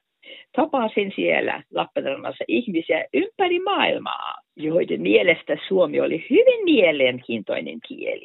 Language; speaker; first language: Finnish; non-native, fluent; Norwegian